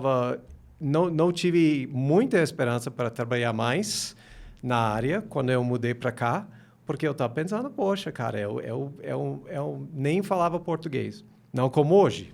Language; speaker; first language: Portuguese; non-native, fluent; English